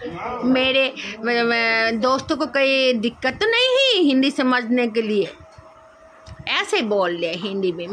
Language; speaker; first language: Hindi; non-native, local second language; Assamese